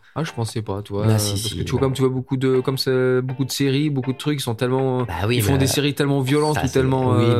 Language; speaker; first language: French; native; French